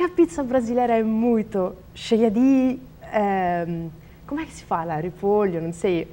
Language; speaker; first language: Portuguese; non-native, learner; Italian